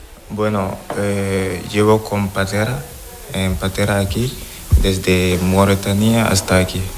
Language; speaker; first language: Spanish; non-native, learner; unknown